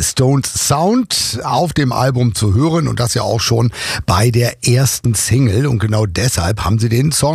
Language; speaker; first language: German; native; German